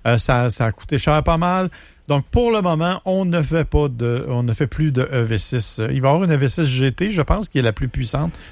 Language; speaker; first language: French; native; French